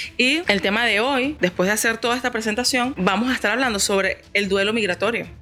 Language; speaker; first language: Spanish; native; Spanish